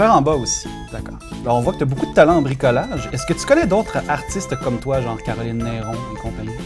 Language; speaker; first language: French; native; French